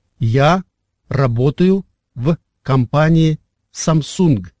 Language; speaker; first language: Russian; non-native, fluent; English